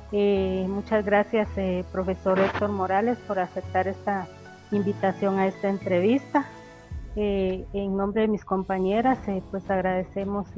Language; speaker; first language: Spanish; native; Spanish